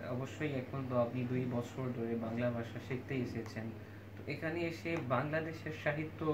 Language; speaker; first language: Bangla; non-native, fluent; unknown